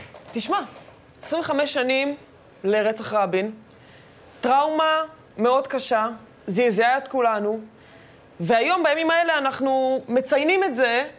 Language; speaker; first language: Hebrew; native; Hebrew